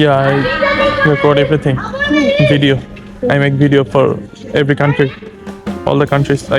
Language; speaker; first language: English; non-native, learner; Bangla